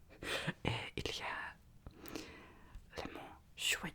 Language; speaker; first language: French; non-native, learner; Russian